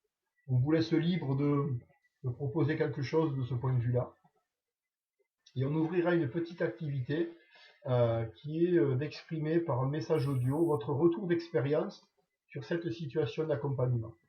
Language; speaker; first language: French; native; French